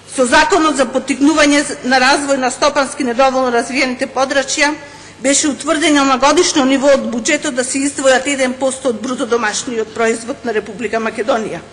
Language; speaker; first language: Macedonian; native; Macedonian